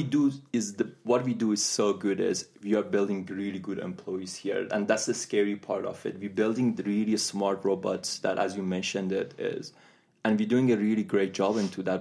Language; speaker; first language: English; non-native, fluent; Persian